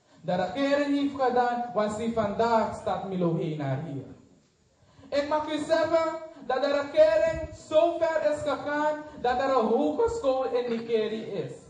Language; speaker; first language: Dutch; native; Dutch